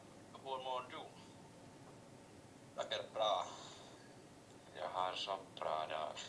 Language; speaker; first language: Swedish; non-native, local second language; Finnish